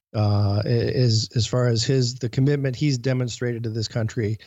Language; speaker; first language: English; native; English